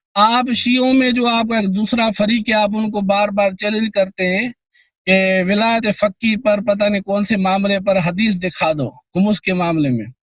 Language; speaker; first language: Urdu; non-native, local second language; Sindhi